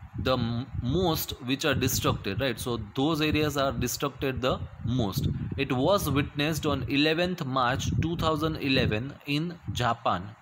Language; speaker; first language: English; non-native, local second language; Gujarati